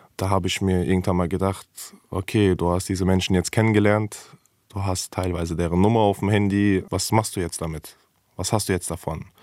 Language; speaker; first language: German; early bilingual, other home language; Persian